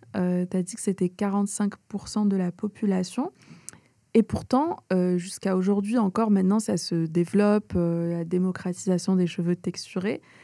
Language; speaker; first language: French; early bilingual, other home language; Arabic